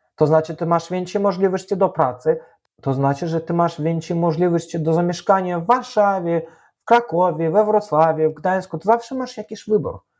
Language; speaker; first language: Polish; non-native, fluent; Azerbaijani